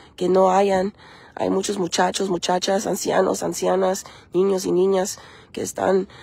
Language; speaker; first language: Spanish; early bilingual, heritage; Spanish